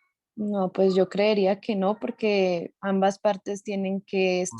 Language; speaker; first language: Spanish; native; Spanish